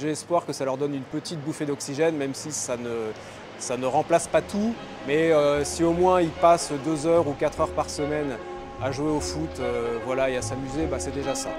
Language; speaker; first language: French; native; French